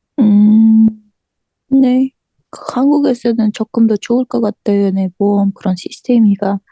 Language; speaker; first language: Korean; non-native, fluent; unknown